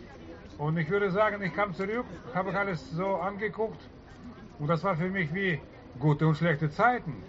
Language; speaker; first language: German; non-native, fluent; Russian